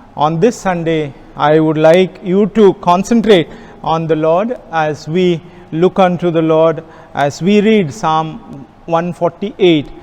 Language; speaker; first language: English; non-native, local second language; Kannada